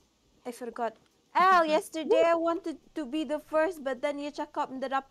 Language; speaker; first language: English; non-native, local second language; Malay